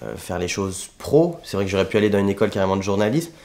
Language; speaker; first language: French; native; French